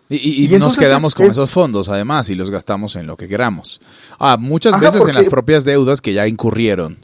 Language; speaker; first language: Spanish; native; Spanish